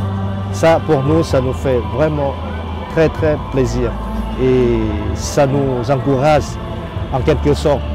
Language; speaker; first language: French; non-native, fluent; Lao